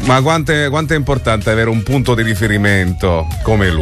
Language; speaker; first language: Italian; native; Italian